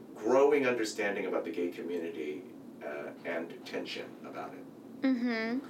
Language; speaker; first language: English; native; English